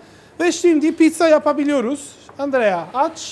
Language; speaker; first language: Turkish; non-native, learner; Italian